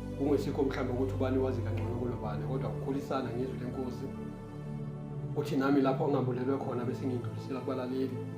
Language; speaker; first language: Zulu; non-native, local second language; Xhosa